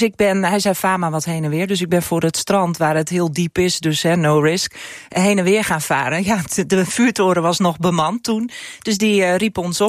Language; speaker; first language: Dutch; non-native, local second language; Western Frisian